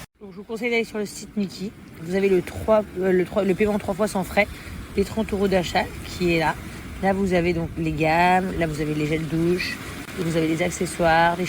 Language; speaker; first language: French; early bilingual, other home language; English